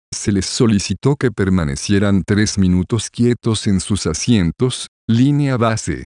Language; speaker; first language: Spanish; native; Spanish